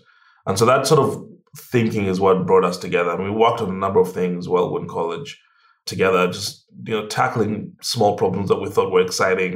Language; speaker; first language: English; non-native, local second language; Ganda